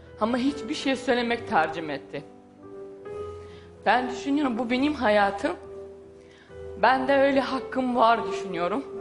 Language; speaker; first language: Turkish; non-native, learner; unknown